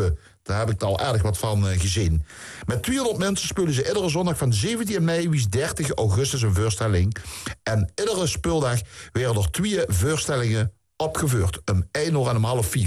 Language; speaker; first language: Dutch; native; Dutch